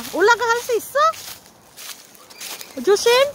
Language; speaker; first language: Korean; non-native, learner; Filipino